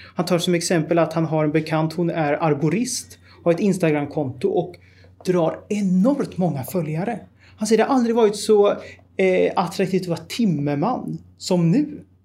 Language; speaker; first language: Swedish; native; Swedish